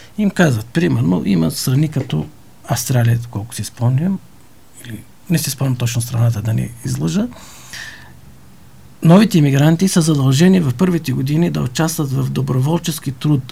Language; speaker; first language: Bulgarian; non-native, fluent; Arabic